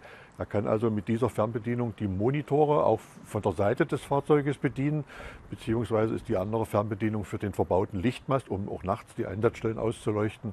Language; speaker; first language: German; native; German